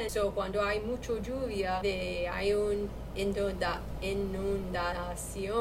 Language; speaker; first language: Spanish; non-native, learner; English